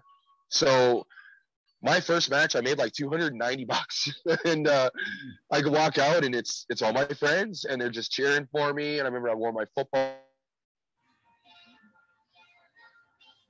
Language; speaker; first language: English; native; English